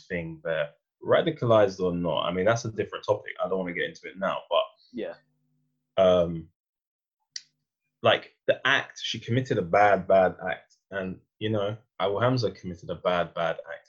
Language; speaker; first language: English; native; English